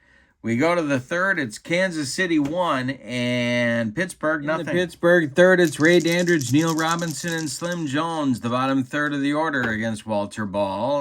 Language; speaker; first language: English; native; English